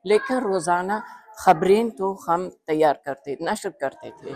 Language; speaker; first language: Hindi; non-native, fluent; Uzbek